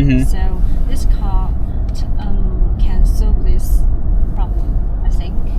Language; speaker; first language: English; non-native, learner; Chinese